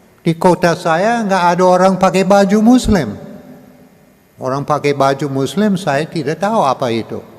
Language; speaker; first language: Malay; non-native, learner; English